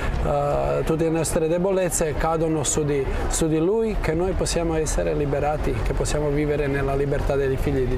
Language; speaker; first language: Italian; non-native, fluent; Croatian